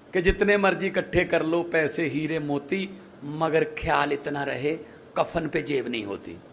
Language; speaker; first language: Hindi; non-native, local second language; Punjabi